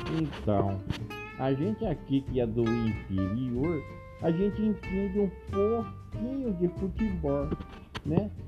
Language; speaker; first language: Portuguese; native; Portuguese